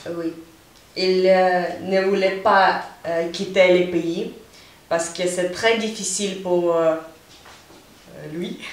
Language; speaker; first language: French; non-native, learner; Ukrainian